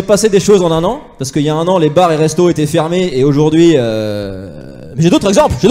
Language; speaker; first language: French; native; French